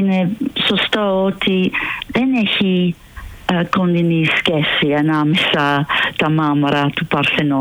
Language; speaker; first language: Greek; non-native, fluent; English